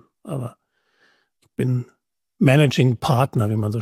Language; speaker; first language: German; native; German